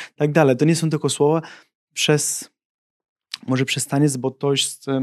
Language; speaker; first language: Polish; non-native, fluent; Italian